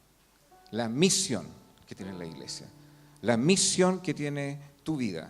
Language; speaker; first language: Spanish; native; Spanish